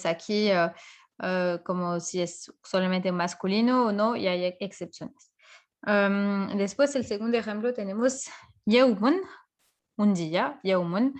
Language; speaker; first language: Spanish; non-native, fluent; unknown